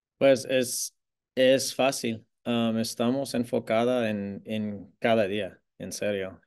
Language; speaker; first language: Spanish; non-native, fluent; English